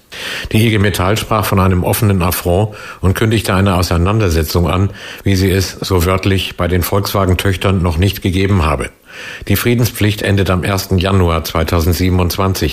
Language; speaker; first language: German; native; German